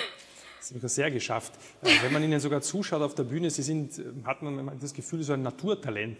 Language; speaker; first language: German; native; German